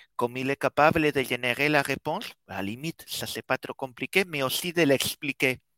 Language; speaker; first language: French; non-native, fluent; Spanish